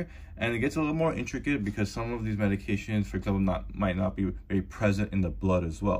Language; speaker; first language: English; native; English